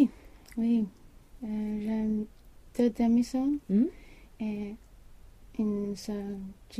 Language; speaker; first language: French; non-native, learner; Swedish